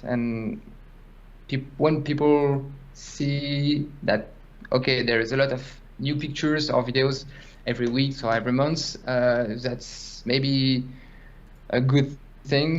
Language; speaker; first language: English; non-native, fluent; French